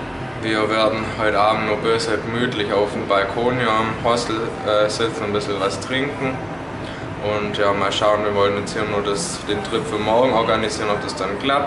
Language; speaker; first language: German; native; German